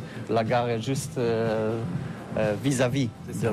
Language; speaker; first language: French; non-native, learner; Polish